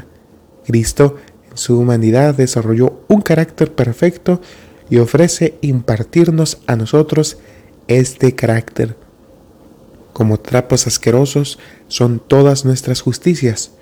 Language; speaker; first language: Spanish; native; Spanish